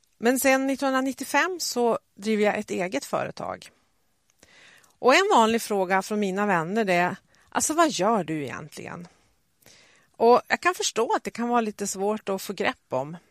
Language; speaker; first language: Swedish; native; Swedish